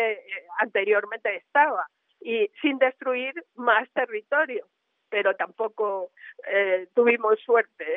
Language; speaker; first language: Spanish; native; Spanish